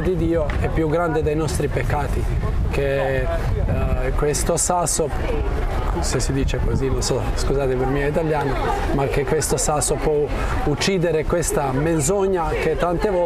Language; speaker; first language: Italian; non-native, fluent; Croatian